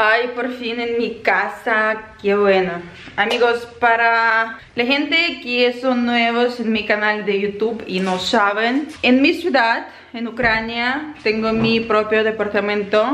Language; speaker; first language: Spanish; non-native, learner; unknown